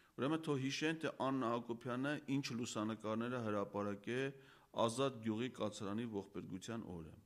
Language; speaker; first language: Armenian; native; Armenian